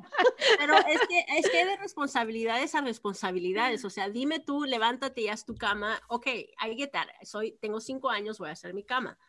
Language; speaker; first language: Spanish; early bilingual, heritage; Spanish